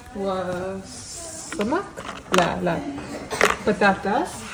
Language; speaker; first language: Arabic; non-native, learner; English